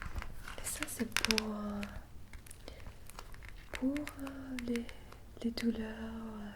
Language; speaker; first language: French; non-native, fluent; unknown